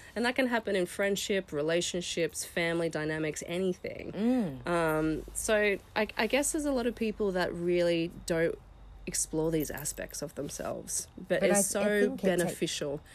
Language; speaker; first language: English; native; English